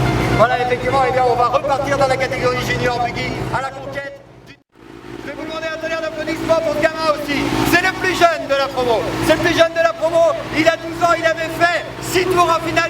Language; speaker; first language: French; native; French